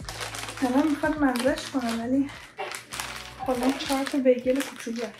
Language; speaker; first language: Persian; native; Persian